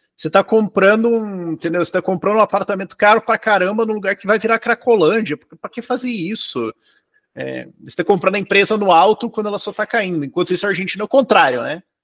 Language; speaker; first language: Portuguese; native; Portuguese